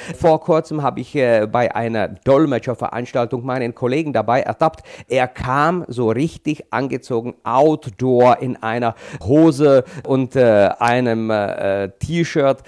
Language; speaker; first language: German; non-native, fluent; Czech